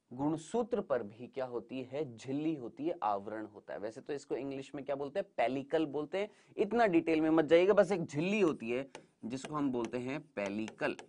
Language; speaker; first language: Hindi; native; Hindi